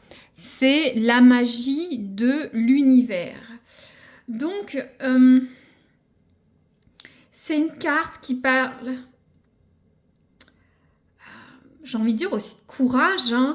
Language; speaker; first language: French; native; French